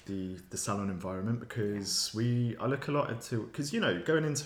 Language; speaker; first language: English; native; English